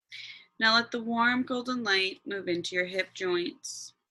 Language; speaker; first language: English; native; English